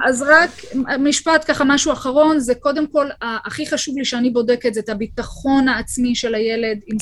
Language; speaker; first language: Hebrew; native; Hebrew